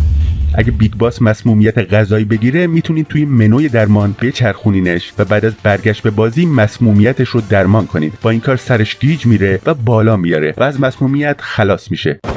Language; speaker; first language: Persian; native; Persian